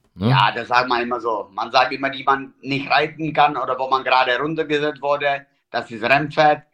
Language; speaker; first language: German; non-native, fluent; Italian